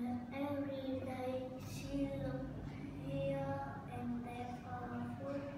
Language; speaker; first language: English; non-native, learner; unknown